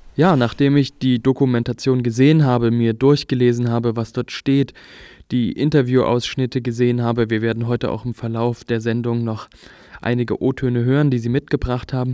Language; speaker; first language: German; native; German